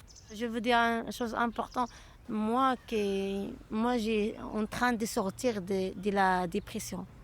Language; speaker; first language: French; non-native, learner; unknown